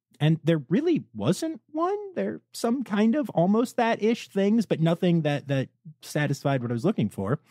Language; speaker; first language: English; native; English